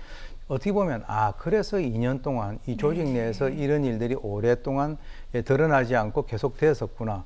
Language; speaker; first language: Korean; native; Korean